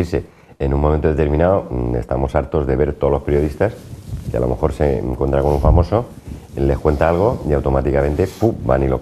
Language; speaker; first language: Spanish; native; Spanish